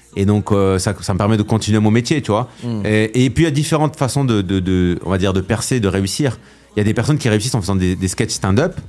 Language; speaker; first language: French; native; French